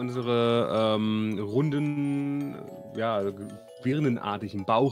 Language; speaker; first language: German; native; German